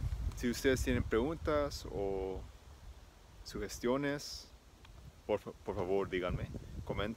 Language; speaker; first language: Spanish; early bilingual, heritage; Spanish